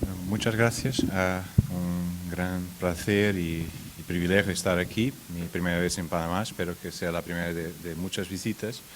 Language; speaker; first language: Spanish; non-native, fluent; Portuguese